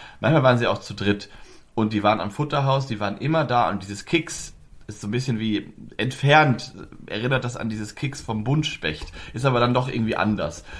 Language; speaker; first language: German; native; German